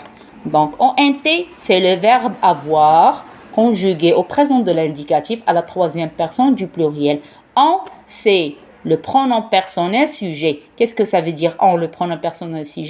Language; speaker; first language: French; non-native, local second language; Arabic